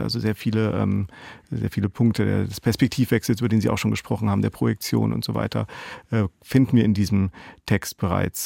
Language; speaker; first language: German; native; German